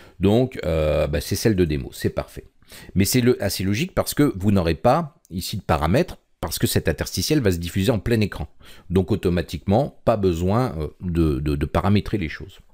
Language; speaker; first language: French; native; French